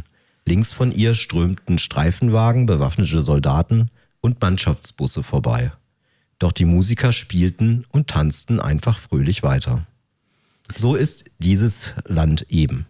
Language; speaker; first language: German; native; German